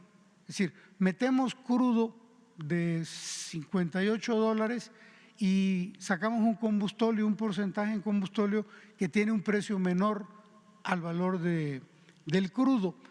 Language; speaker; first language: Spanish; native; Spanish